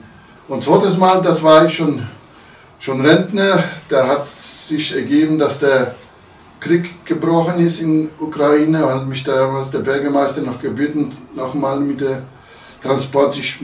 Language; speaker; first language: German; non-native, local second language; Polish